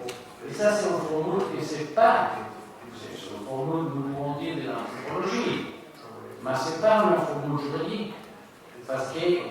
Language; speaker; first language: French; non-native, learner; Spanish